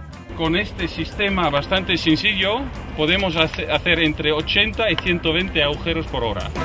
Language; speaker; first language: Spanish; native; Spanish